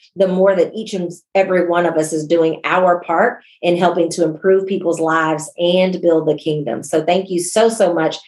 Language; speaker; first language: English; native; English